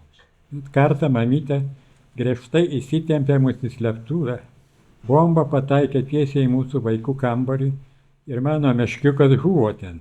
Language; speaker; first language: Lithuanian; native; Lithuanian